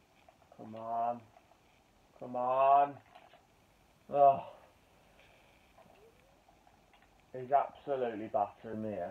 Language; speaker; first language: English; native; English